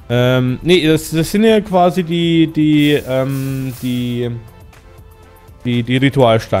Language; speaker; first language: German; native; German